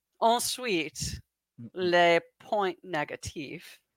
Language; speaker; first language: French; non-native, learner; English